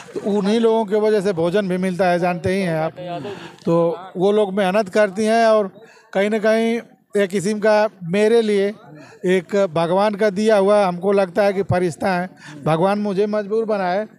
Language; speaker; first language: Hindi; native; Hindi